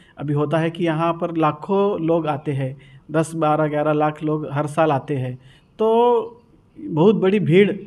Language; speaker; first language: Hindi; non-native, local second language; Marathi